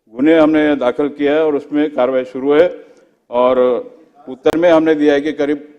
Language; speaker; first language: Hindi; non-native, local second language; Marathi